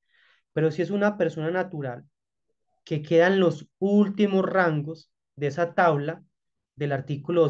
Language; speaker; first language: Spanish; native; Spanish